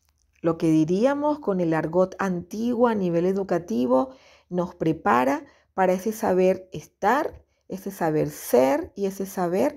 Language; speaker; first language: Spanish; native; Spanish